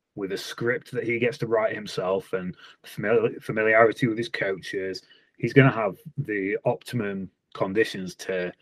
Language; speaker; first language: English; native; English